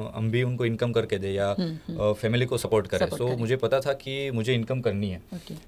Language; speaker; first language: Hindi; non-native, local second language; Gujarati